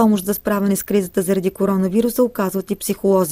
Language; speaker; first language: Bulgarian; native; Bulgarian